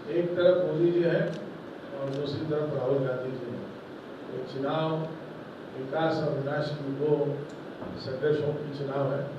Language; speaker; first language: Hindi; non-native, local second language; Marathi